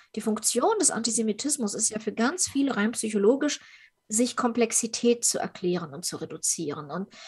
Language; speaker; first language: German; early bilingual, other home language; Ukrainian